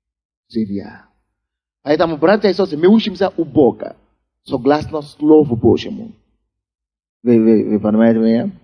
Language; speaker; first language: Russian; non-native, fluent; Yoruba